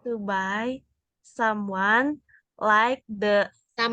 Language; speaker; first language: English; non-native, learner; Indonesian